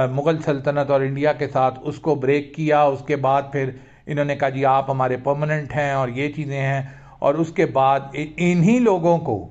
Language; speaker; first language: Urdu; native; Urdu